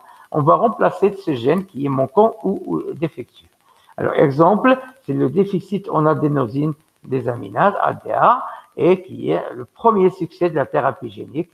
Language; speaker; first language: French; non-native, local second language; Arabic